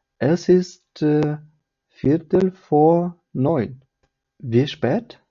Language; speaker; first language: German; non-native, fluent; Ukrainian